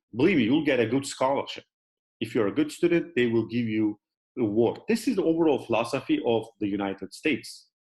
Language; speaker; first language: English; non-native, fluent; Turkish